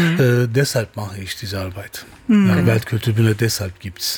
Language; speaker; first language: German; non-native, learner; Turkish